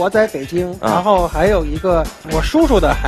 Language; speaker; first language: Chinese; native; Chinese